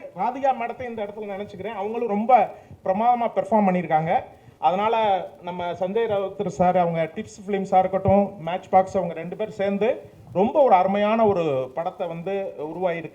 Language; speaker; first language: Tamil; native; Tamil